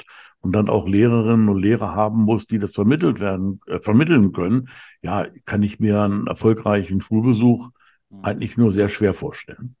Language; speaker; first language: German; native; German